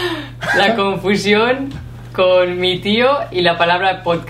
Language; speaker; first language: Spanish; native; Spanish